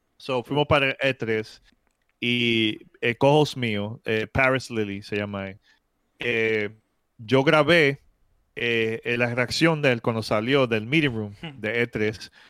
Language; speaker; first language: Spanish; early bilingual, heritage; Spanish